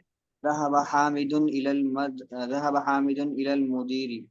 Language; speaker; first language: Arabic; non-native, learner; Urdu